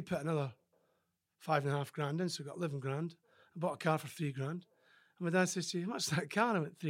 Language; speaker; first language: English; native; English